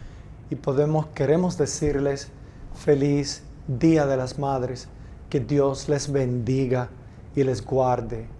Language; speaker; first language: Spanish; native; Spanish